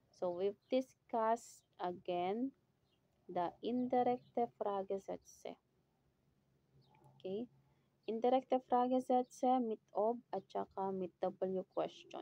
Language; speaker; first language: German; non-native, fluent; Filipino